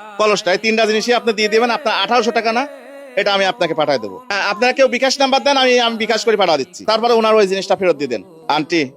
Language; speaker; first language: Bangla; native; Bangla